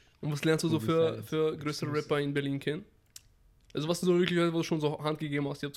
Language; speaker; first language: German; native; German